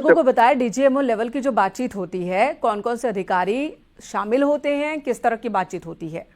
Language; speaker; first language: Hindi; native; Hindi